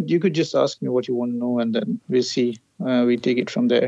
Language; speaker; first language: English; non-native, local second language; Bangla